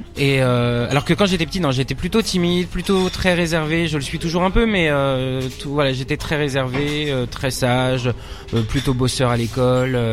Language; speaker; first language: French; native; French